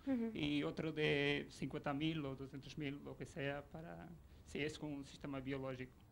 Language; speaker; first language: Spanish; non-native, fluent; Portuguese